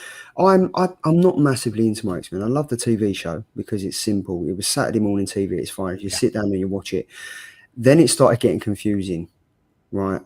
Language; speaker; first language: English; native; English